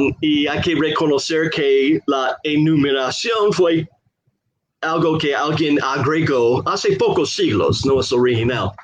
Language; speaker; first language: Spanish; non-native, fluent; English